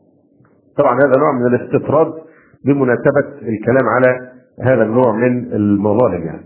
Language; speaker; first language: Arabic; native; Arabic